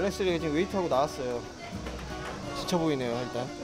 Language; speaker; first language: Korean; native; Korean